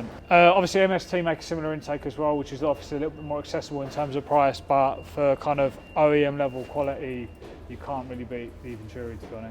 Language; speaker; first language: English; native; English